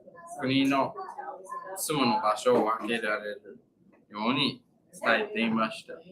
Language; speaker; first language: Japanese; non-native, learner; English